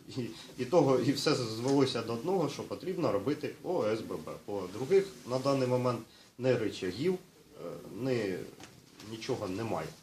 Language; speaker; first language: Ukrainian; non-native, local second language; Russian